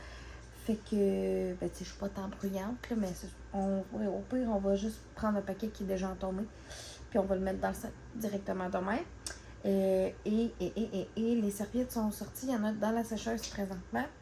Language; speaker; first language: French; native; French